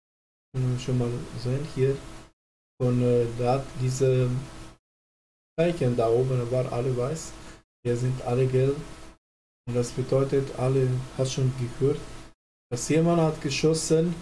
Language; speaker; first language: German; non-native, learner; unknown